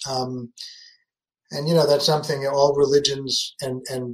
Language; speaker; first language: English; native; English